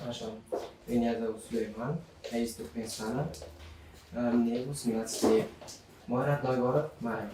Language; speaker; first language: Russian; non-native, learner; Turkmen